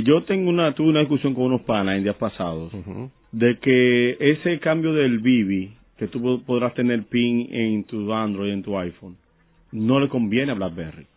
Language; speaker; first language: Spanish; native; Spanish